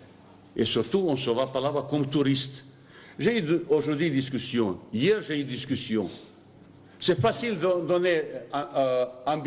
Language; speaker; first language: French; non-native, fluent; Bosnian